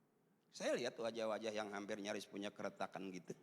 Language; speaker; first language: Malay; native; Malay